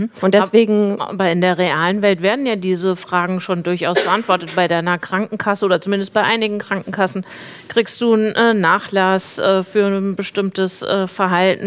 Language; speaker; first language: German; native; German